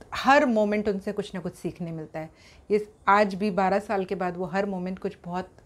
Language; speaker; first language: Hindi; native; Hindi